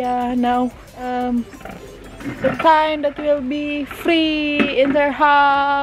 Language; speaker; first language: English; non-native, learner; Filipino